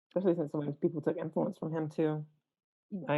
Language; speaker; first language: English; native; English